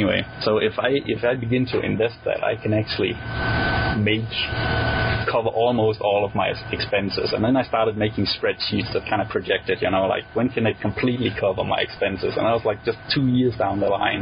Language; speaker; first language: English; non-native, fluent; Danish